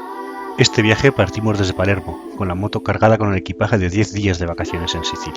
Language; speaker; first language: Spanish; native; Spanish